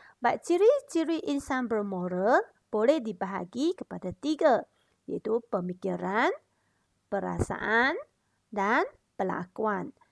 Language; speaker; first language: Malay; non-native, local second language; Chinese